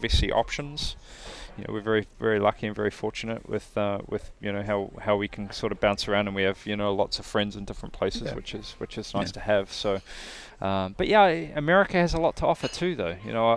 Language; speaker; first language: English; native; English